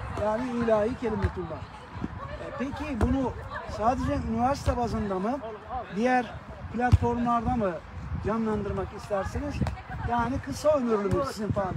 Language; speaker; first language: Turkish; native; Turkish